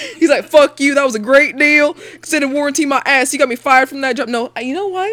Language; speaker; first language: English; early bilingual, other home language; Spanish